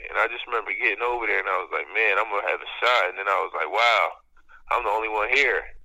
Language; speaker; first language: English; native; English